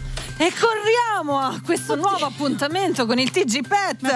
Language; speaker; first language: Italian; native; Italian